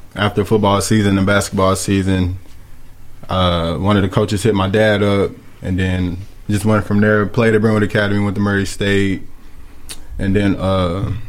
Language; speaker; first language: English; native; English